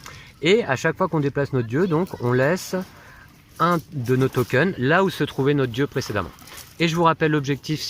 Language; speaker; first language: French; native; French